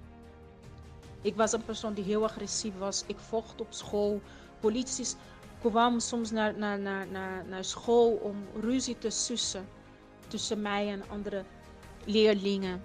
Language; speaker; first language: Dutch; non-native, fluent; Portuguese